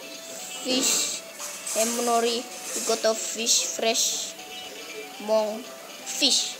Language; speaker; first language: English; non-native, learner; Indonesian